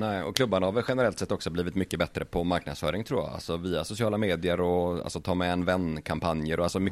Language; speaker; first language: Swedish; native; Swedish